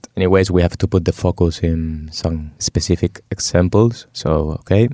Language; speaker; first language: English; non-native, fluent; Spanish